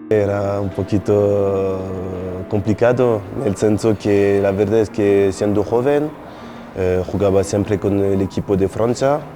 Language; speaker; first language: Spanish; non-native, fluent; French